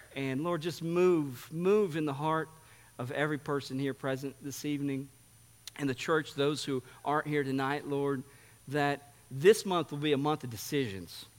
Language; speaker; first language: English; early bilingual, heritage; English